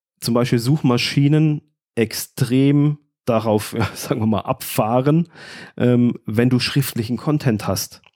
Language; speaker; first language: German; native; German